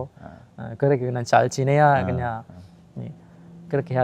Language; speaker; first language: Korean; non-native, fluent; Sinhala